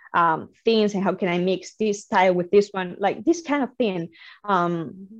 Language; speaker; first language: English; non-native, fluent; Spanish